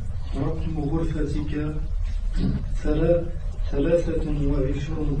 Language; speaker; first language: Arabic; non-native, learner; French